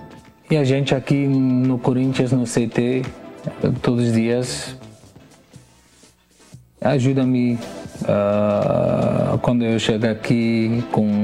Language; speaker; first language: Portuguese; non-native, learner; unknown